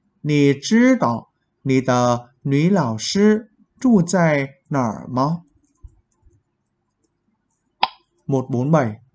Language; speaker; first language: Chinese; non-native, fluent; Vietnamese